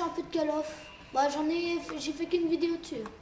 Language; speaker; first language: French; native; French